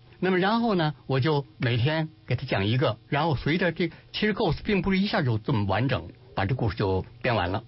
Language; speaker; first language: Chinese; native; Chinese